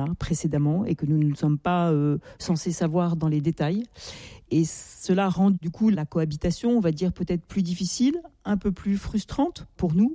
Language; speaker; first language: French; native; French